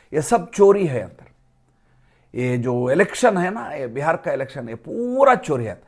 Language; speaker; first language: Hindi; non-native, local second language; Kannada